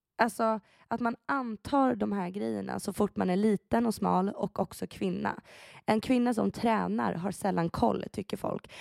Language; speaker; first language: Swedish; early bilingual, other home language; Persian